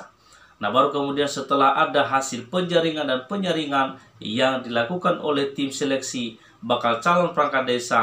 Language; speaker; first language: Indonesian; native; Indonesian